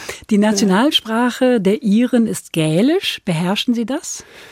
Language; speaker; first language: German; native; German